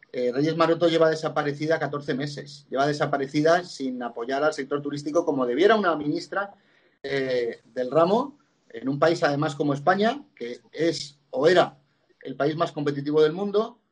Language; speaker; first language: Spanish; native; Spanish